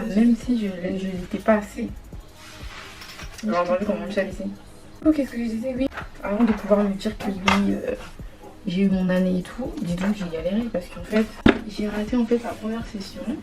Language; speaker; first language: French; native; French